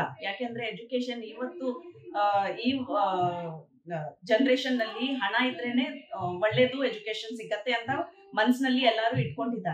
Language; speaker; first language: Kannada; non-native, local second language; Urdu